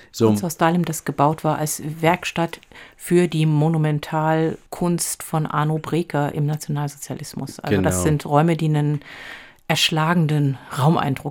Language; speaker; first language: German; native; German